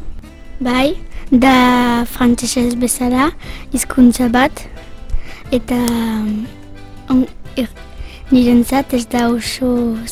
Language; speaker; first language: Basque; non-native, local second language; French